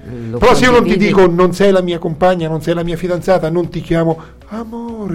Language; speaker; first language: Italian; native; Italian